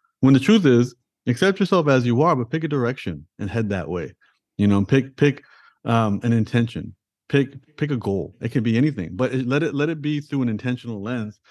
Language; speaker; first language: English; early bilingual, other home language; Punjabi